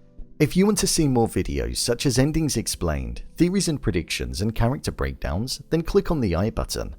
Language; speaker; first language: English; native; English